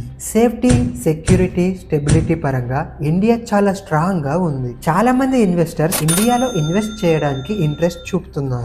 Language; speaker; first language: Telugu; native; Telugu